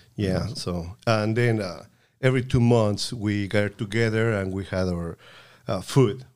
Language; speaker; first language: English; non-native, fluent; Spanish